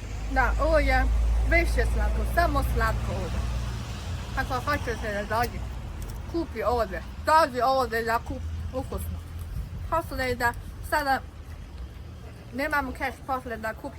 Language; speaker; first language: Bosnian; non-native, learner; Chinese